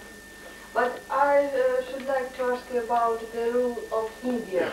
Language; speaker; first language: English; non-native, learner; Russian